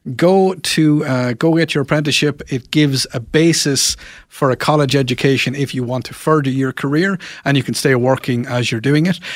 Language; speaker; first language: English; non-native, local second language; Irish